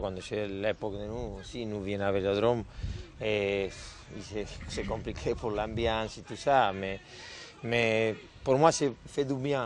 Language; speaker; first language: French; non-native, learner; Spanish